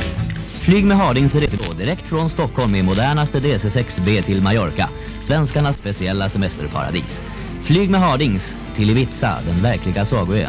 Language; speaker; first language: Swedish; native; Swedish